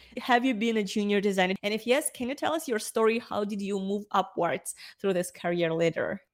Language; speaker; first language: English; non-native, fluent; Ukrainian